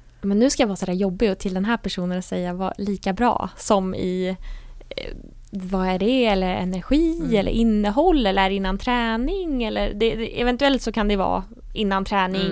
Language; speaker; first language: Swedish; native; Swedish